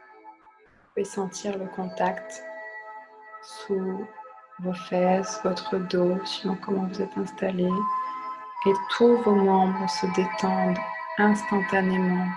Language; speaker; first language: French; native; French